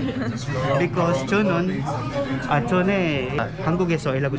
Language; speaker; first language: Korean; non-native, learner; Filipino